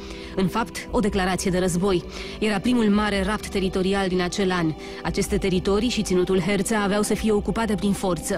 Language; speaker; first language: Romanian; native; Romanian